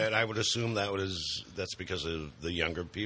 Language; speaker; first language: English; native; English